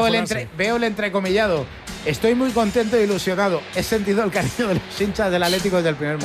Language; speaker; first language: Spanish; native; Spanish